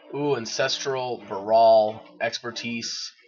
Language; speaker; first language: English; native; English